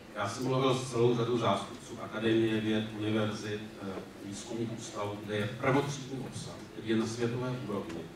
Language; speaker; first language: Czech; native; Czech